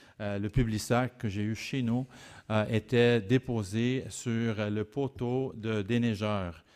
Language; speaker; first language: French; native; French